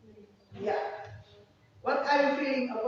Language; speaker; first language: English; non-native, learner; Indonesian